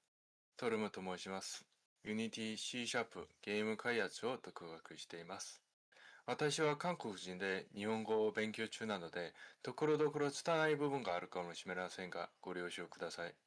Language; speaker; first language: Japanese; non-native, fluent; Korean